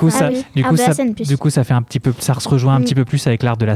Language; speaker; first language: French; native; French